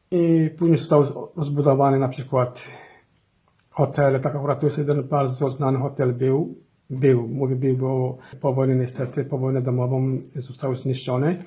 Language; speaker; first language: Polish; non-native, fluent; Somali